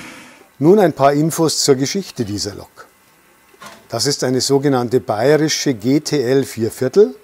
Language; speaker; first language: German; native; German